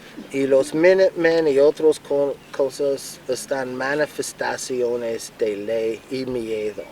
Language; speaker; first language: Spanish; non-native, learner; English